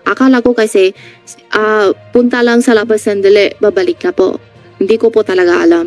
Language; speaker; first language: Filipino; non-native, learner; Chinese